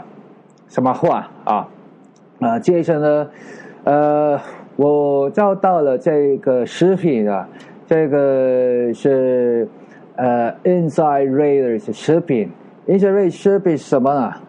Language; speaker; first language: Chinese; non-native, learner; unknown